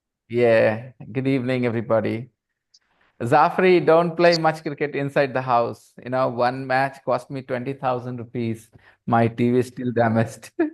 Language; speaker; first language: English; non-native, local second language; Hindi